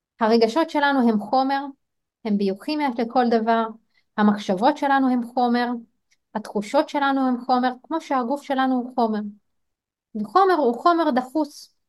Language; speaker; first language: Hebrew; non-native, local second language; Arabic